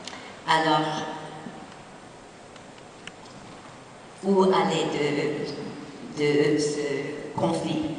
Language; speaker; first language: French; non-native, fluent; English